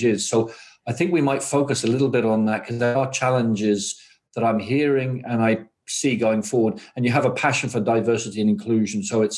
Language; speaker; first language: English; native; English